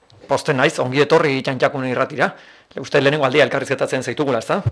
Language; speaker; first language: Basque; native; Basque